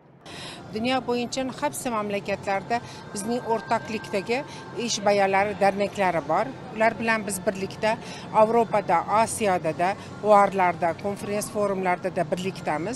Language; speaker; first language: Turkish; non-native, learner; Uzbek